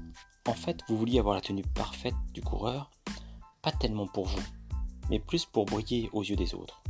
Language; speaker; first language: French; native; French